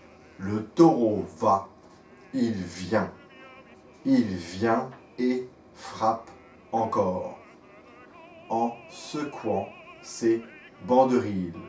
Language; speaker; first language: French; native; French